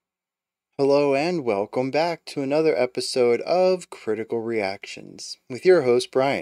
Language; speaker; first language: English; native; English